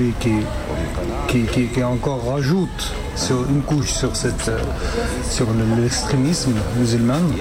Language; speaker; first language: French; non-native, fluent; Arabic